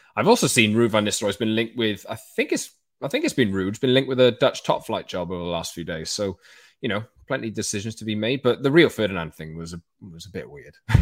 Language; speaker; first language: English; native; English